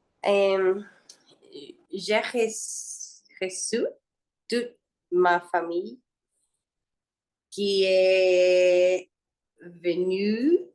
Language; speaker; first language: French; non-native, learner; Spanish